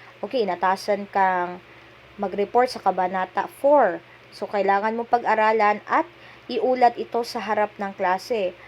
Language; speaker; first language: Filipino; non-native, local second language; Cebuano